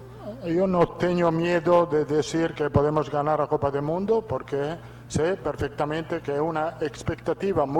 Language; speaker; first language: Portuguese; non-native, learner; Italian